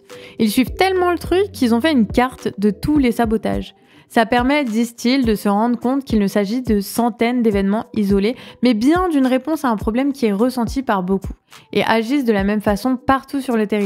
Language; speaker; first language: French; native; French